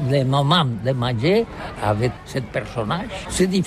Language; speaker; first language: French; non-native, learner; Catalan